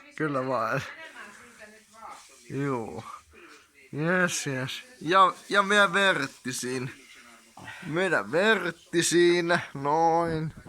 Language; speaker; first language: Finnish; non-native, learner; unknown